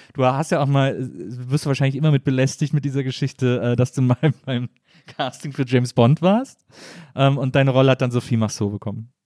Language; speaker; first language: German; native; German